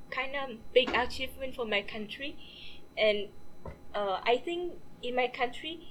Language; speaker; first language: English; non-native, fluent; Vietnamese